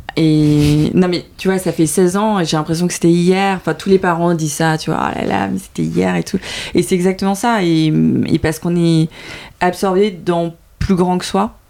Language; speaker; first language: French; early bilingual, other home language; Vietnamese